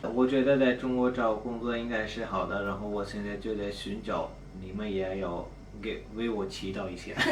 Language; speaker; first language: Chinese; non-native, fluent; Urdu